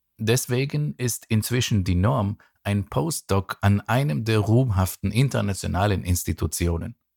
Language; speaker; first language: German; non-native, fluent; Hebrew